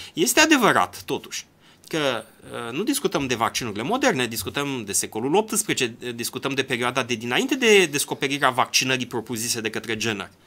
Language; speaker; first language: Romanian; native; Romanian